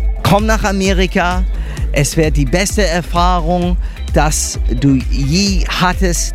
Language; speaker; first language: German; early bilingual, heritage; English